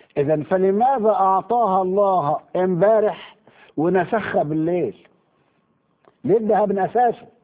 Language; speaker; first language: Arabic; native; Arabic